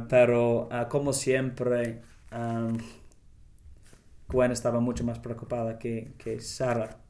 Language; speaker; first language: Spanish; non-native, learner; English